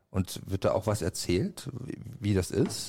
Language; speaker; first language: German; native; German